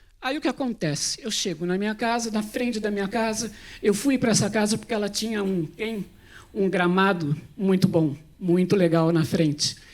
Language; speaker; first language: Portuguese; native; Portuguese